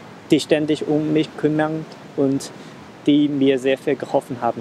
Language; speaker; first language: German; non-native, fluent; Chinese